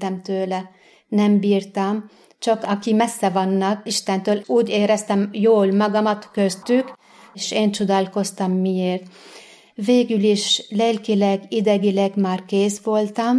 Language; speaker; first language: Hungarian; non-native, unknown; Arabic